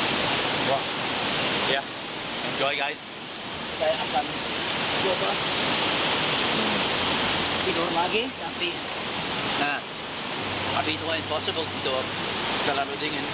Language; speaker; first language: Indonesian; non-native, learner; English